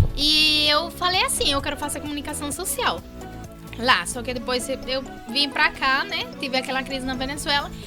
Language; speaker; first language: Portuguese; non-native, fluent; Spanish